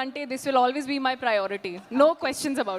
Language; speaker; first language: Telugu; non-native, learner; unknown